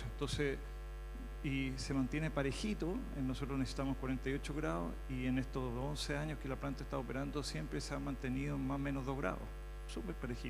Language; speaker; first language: Spanish; native; Spanish